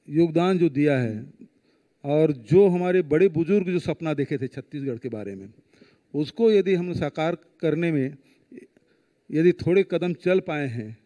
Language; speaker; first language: Hindi; native; Hindi